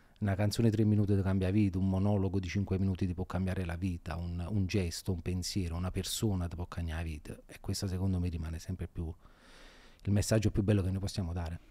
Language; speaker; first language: Italian; native; Italian